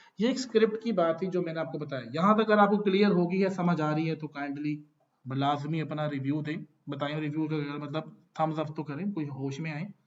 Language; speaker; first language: Urdu; non-native, local second language; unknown